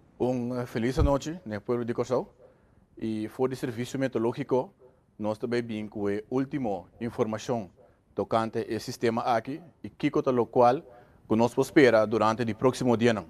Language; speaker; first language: Portuguese; non-native, local second language; Papiamento